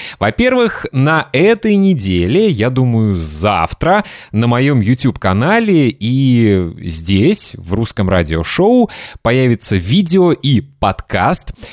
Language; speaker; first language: Russian; native; Russian